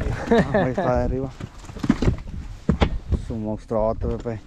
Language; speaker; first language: Spanish; native; Spanish